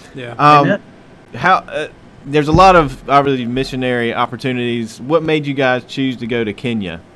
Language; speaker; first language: English; native; English